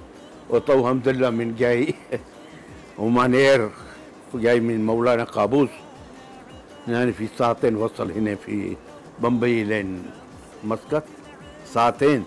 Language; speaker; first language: Arabic; non-native, local second language; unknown